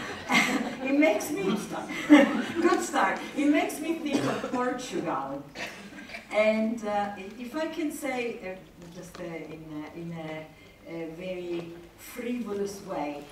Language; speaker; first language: English; non-native, fluent; Italian